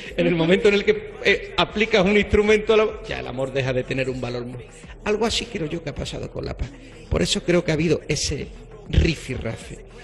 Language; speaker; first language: Spanish; native; Spanish